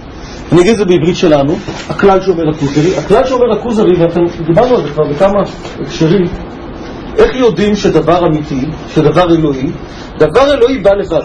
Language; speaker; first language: Hebrew; native; Hebrew